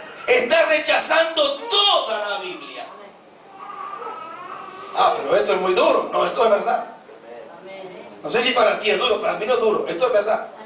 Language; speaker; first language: Spanish; native; Spanish